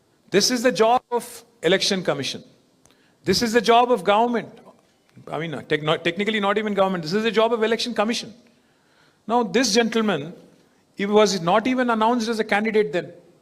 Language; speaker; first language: English; non-native, local second language; Telugu